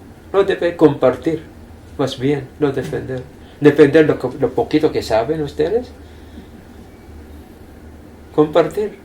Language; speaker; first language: Spanish; non-native, fluent; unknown